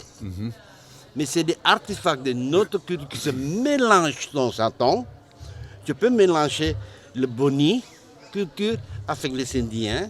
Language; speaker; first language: French; non-native, learner; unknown